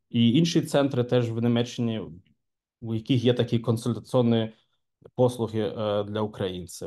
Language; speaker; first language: Ukrainian; non-native, local second language; Russian